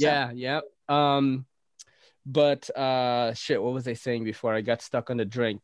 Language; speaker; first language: English; native; English